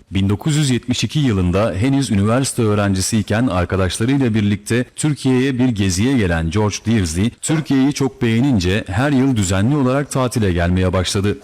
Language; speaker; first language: Turkish; native; Turkish